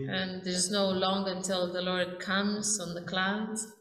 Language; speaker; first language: English; non-native, fluent; Romanian